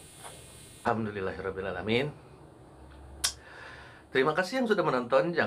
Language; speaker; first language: Indonesian; non-native, local second language; Sundanese